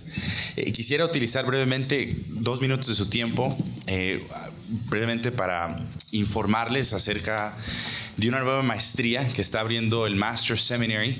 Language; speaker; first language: Spanish; native; Spanish